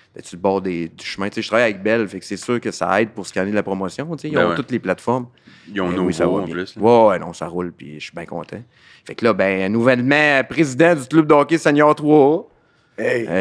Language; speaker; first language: French; native; French